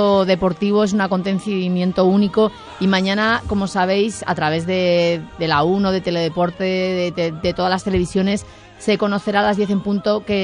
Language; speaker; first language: Spanish; native; Spanish